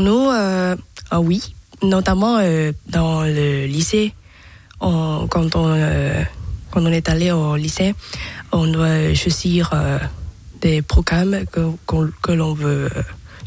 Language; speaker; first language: French; non-native, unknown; Thai